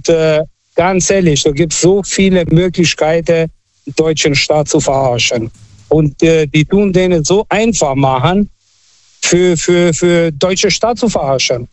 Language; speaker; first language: German; non-native, fluent; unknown